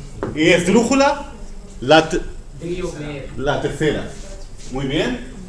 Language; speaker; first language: Spanish; non-native, fluent; Dutch